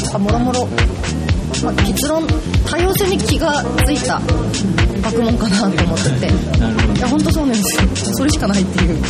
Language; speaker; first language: Japanese; non-native, fluent; Korean